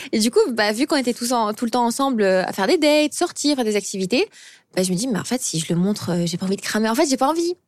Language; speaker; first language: French; early bilingual, other home language; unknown